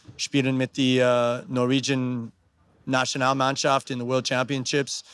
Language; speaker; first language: German; non-native, learner; English